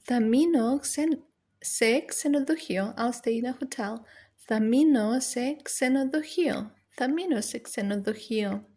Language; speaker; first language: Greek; non-native, learner; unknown